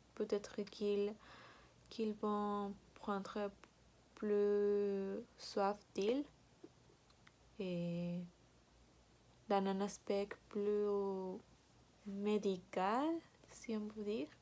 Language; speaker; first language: French; non-native, learner; Spanish